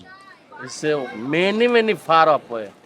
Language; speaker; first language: English; non-native, learner; Bangla